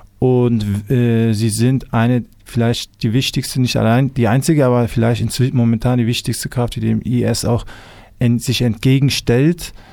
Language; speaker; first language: German; early bilingual, other home language; Kurdish